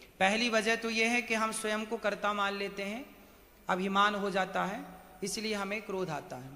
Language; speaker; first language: Hindi; native; Hindi